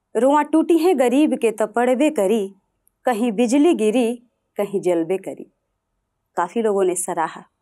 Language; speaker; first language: Hindi; non-native, local second language; Bhojpuri